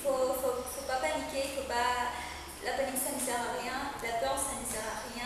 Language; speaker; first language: French; non-native, fluent; Spanish